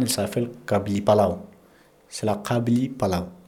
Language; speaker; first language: French; non-native, learner; Pashto